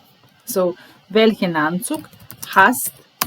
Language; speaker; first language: German; non-native, fluent; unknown